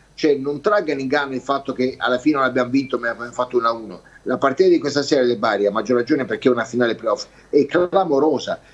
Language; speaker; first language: Italian; native; Italian